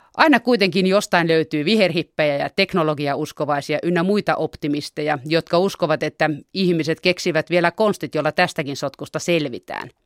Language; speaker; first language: Finnish; native; Finnish